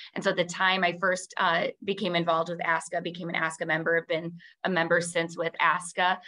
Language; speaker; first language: English; native; English